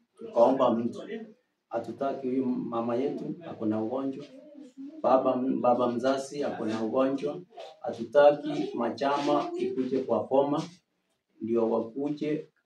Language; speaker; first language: Swahili; non-native, local second language; Gusii